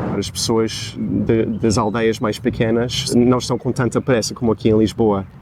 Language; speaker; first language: Portuguese; early bilingual, heritage; Portuguese